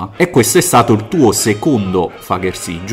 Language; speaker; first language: Italian; native; Italian